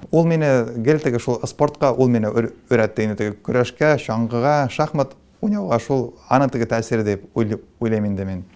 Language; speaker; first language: Tatar; non-native, local second language; Russian